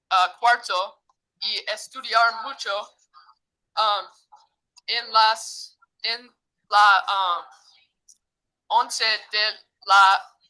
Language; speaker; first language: Spanish; non-native, learner; English